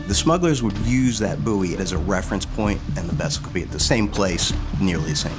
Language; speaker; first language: English; native; English